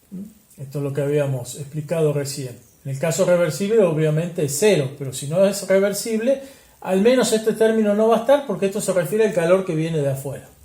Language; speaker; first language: Spanish; native; Spanish